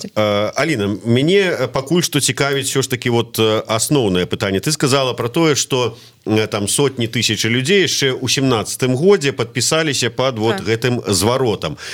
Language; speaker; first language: Belarusian; native; Belarusian